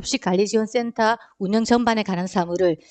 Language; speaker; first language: Korean; native; Korean